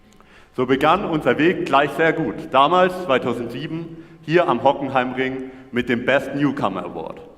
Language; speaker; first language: German; native; German